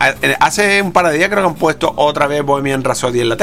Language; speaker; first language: Spanish; native; Spanish